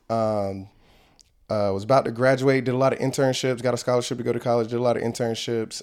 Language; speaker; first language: English; native; English